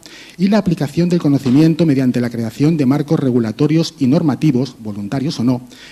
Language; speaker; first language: Spanish; native; Spanish